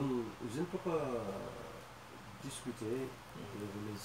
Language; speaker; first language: French; non-native, learner; Wolof